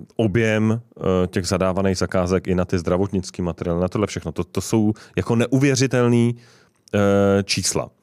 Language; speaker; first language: Czech; native; Czech